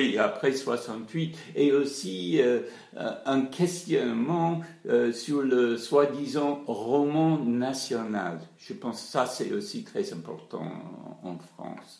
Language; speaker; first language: French; non-native, fluent; English